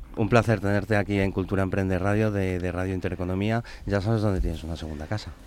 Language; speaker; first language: Spanish; native; Spanish